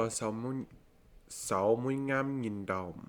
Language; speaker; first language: Vietnamese; non-native, learner; English